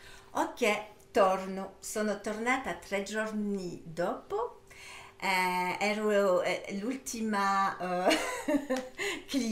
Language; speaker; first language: Italian; early bilingual, heritage; French